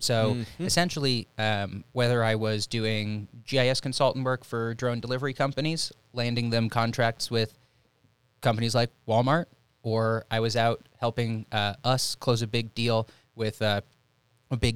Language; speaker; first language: English; native; English